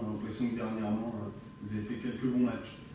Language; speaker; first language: French; native; French